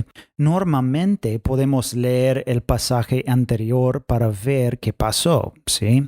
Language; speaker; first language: Spanish; non-native, fluent; English